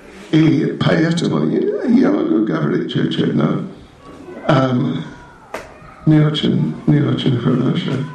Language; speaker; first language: Russian; non-native, learner; English